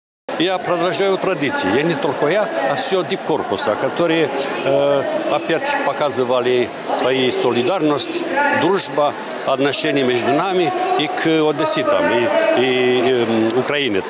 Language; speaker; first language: Russian; non-native, learner; Romanian